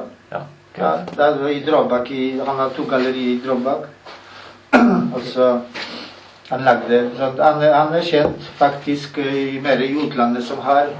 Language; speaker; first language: Norwegian; non-native, learner; Polish